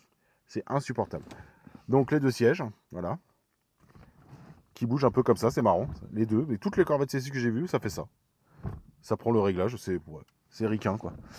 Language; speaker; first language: French; native; French